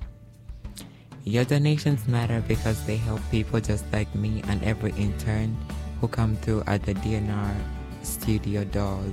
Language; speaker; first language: English; non-native, local second language; Kinyarwanda